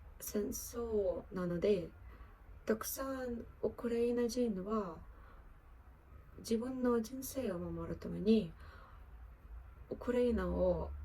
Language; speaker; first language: Japanese; non-native, learner; Ukrainian